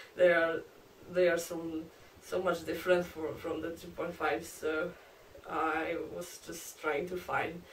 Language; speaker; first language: English; non-native, fluent; Polish